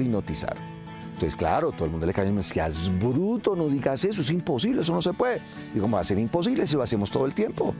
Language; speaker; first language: Spanish; native; Spanish